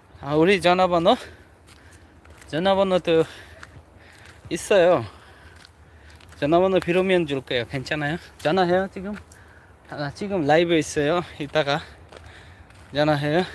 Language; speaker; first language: Korean; non-native, learner; Bangla